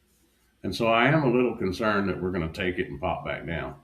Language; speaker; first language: English; native; English